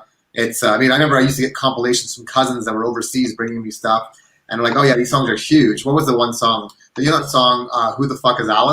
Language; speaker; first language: English; native; English